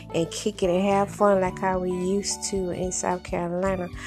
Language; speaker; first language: English; native; English